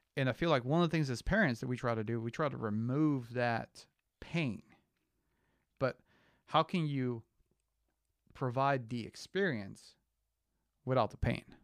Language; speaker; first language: English; early bilingual, other home language; Spanish